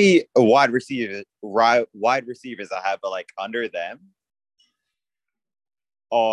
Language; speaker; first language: English; native; English